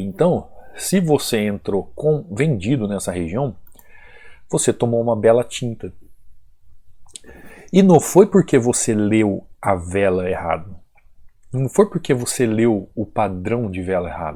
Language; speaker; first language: Portuguese; native; Portuguese